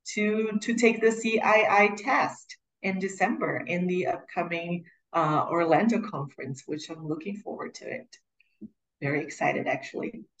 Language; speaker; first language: English; non-native, fluent; Portuguese